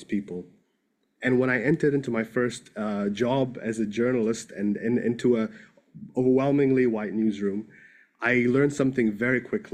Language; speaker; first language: English; native; English